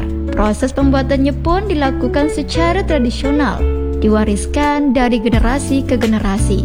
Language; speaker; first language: Indonesian; native; Indonesian